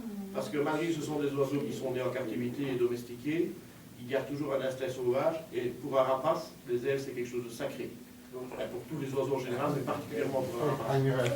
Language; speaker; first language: French; native; French